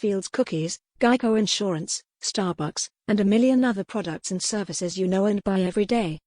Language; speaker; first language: English; native; English